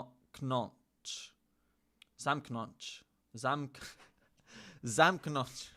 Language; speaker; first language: Polish; non-native, learner; English